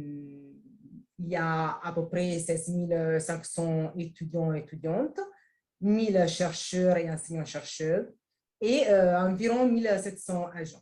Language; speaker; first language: French; non-native, fluent; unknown